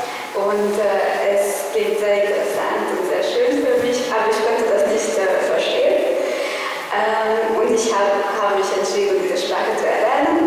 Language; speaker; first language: German; non-native, learner; Romanian